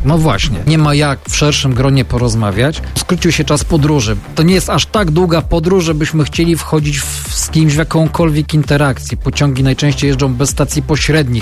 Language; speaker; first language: Polish; native; Polish